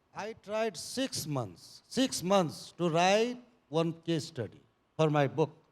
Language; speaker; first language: English; non-native, local second language; Nepali